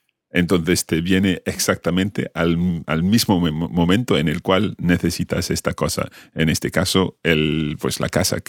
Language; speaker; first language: Spanish; non-native, fluent; English